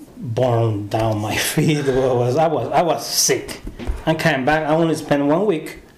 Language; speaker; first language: English; non-native, learner; Spanish